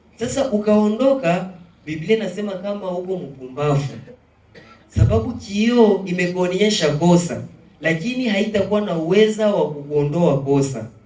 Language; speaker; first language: Swahili; native; Swahili